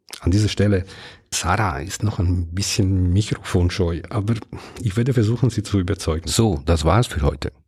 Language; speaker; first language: German; non-native, local second language; Italian